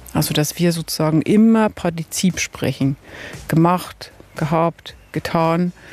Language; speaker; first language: German; native; German